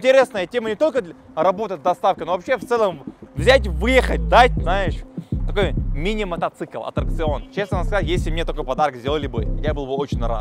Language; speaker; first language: Russian; native; Russian